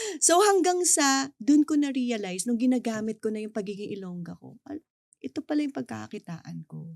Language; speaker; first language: Filipino; non-native, local second language; Hiligaynon